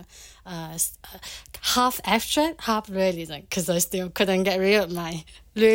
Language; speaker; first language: English; non-native, fluent; Chinese